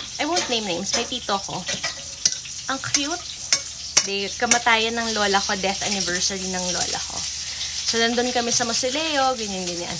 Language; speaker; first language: Filipino; native; Filipino